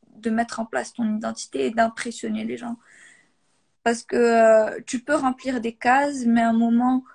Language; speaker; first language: French; non-native, local second language; Arabic